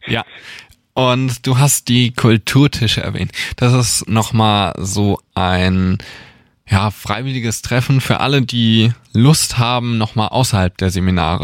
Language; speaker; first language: German; native; German